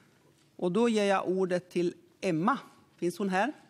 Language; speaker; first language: Swedish; native; Swedish